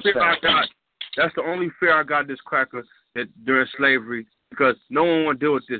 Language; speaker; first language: English; native; English